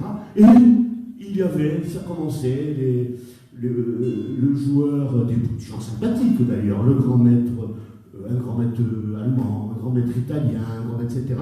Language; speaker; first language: French; native; French